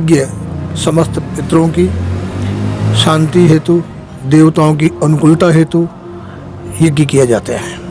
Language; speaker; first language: Hindi; native; Hindi